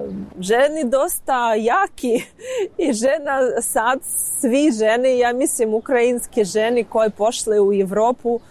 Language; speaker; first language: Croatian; non-native, learner; Ukrainian